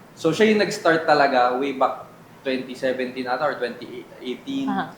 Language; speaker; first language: Filipino; native; Filipino